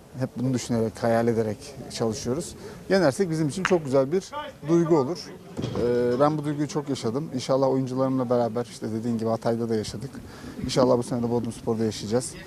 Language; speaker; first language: Turkish; native; Turkish